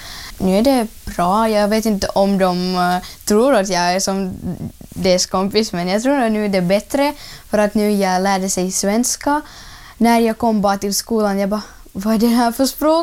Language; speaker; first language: Swedish; non-native, learner; Russian